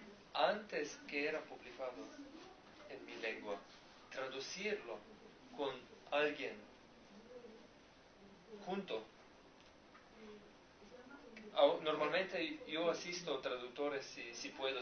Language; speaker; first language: Spanish; non-native, learner; Slovenian